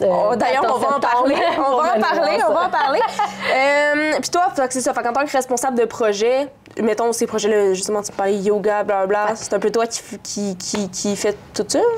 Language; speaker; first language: French; native; French